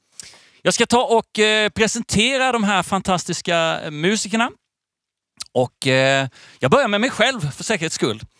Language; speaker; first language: Swedish; native; Swedish